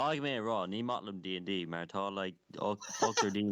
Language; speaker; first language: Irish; non-native, local second language; English